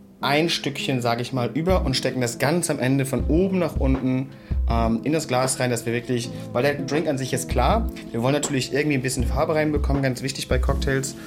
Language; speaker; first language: German; native; German